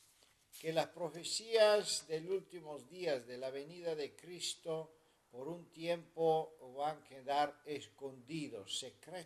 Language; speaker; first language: Spanish; non-native, fluent; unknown